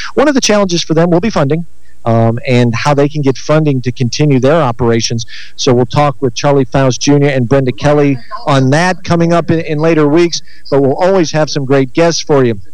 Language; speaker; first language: English; native; English